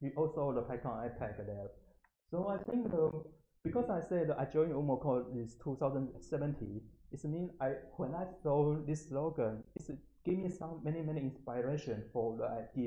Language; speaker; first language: English; non-native, learner; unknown